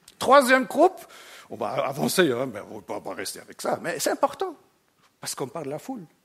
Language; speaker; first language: French; non-native, fluent; German